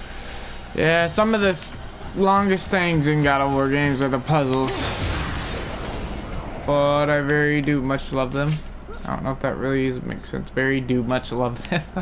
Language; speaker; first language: English; native; English